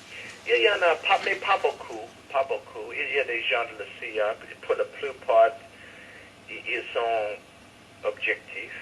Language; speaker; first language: French; non-native, fluent; English